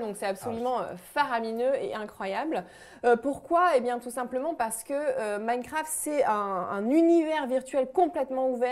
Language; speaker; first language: French; native; French